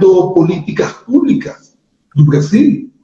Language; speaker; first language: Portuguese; non-native, learner; Spanish